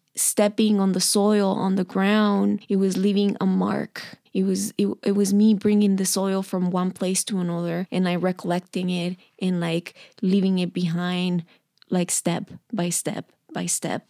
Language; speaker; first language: English; non-native, fluent; Spanish